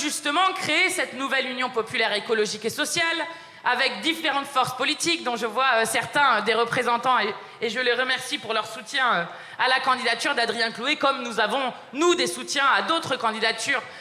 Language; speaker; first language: French; native; French